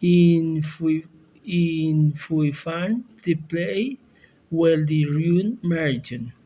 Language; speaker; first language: English; non-native, learner; Spanish